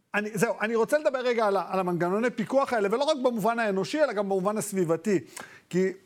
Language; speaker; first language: Hebrew; native; Hebrew